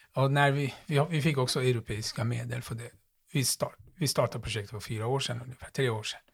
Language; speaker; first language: Swedish; non-native, fluent; Persian